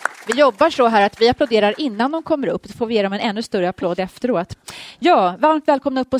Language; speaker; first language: Swedish; native; Swedish